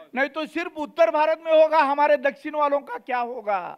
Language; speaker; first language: Hindi; native; Hindi